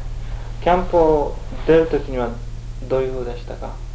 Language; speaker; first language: Japanese; early bilingual, heritage; Japanese